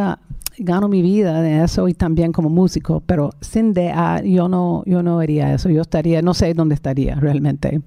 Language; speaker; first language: Spanish; non-native, fluent; English